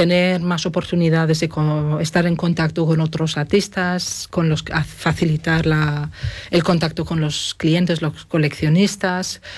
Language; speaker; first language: Spanish; non-native, fluent; German